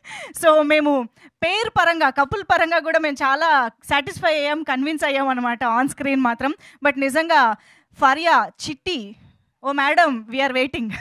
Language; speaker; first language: Telugu; native; Telugu